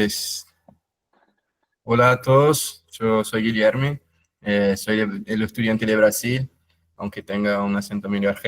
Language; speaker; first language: Spanish; non-native, fluent; Portuguese